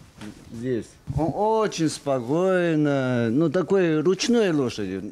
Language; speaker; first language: Russian; non-native, learner; Chinese